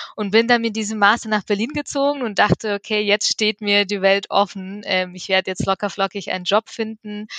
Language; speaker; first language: German; early bilingual, other home language; Russian